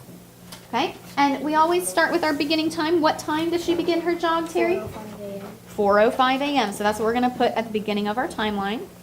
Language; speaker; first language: English; native; English